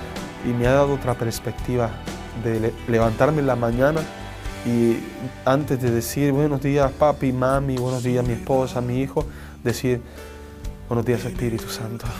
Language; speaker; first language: Spanish; native; Spanish